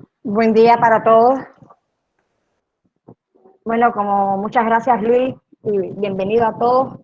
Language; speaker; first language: Spanish; native; Spanish